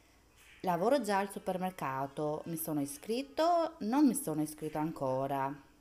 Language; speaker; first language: Italian; non-native, fluent; Albanian